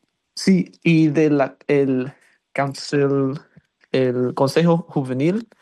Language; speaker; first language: Spanish; non-native, learner; English